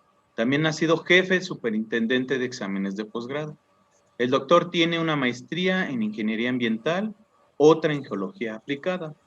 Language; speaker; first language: Spanish; native; Spanish